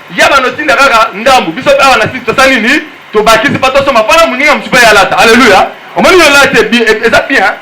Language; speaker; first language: Lingala; native; Lingala